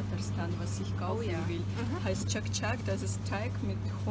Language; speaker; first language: German; non-native, fluent; Russian